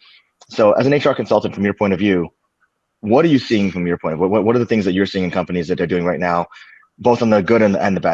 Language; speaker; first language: English; native; English